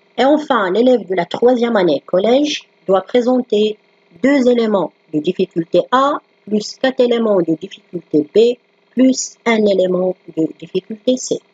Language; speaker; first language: French; non-native, local second language; Arabic